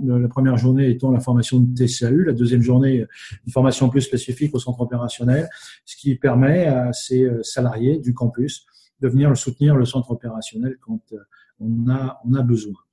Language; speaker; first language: French; native; French